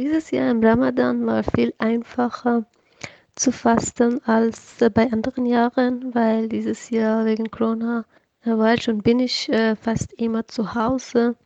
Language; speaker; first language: German; non-native, fluent; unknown